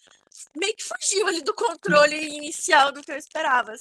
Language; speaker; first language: Portuguese; native; Portuguese